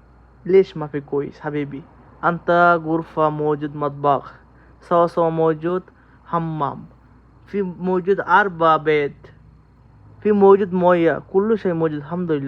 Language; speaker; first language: Arabic; non-native, learner; Bangla